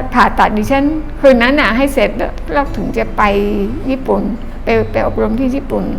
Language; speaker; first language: Thai; native; Thai